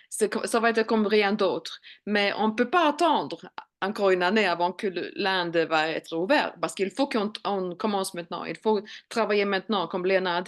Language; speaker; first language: French; non-native, fluent; Swedish